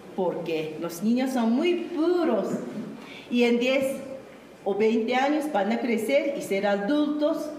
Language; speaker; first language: Spanish; non-native, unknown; Japanese